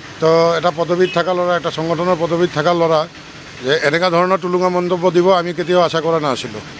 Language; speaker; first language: Assamese; non-native, local second language; Bangla